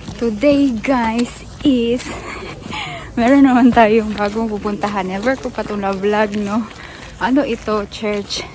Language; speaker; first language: Filipino; non-native, local second language; Cebuano